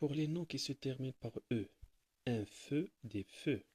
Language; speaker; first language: French; non-native, local second language; Arabic